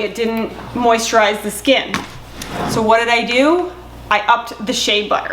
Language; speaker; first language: English; native; English